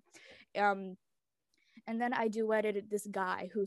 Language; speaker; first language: English; early bilingual, other home language; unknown